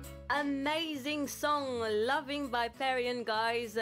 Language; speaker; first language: English; non-native, local second language; Morisyen